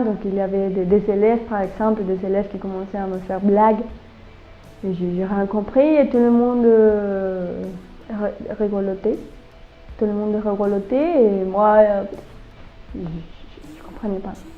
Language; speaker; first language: French; non-native, learner; Spanish